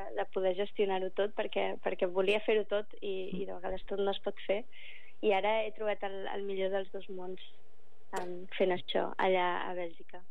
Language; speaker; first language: Catalan; early bilingual, other home language; English